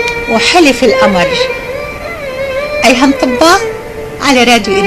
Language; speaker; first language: Arabic; native; Arabic